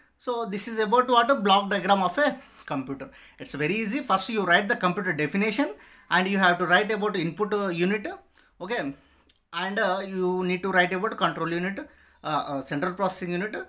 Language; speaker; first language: English; non-native, local second language; Telugu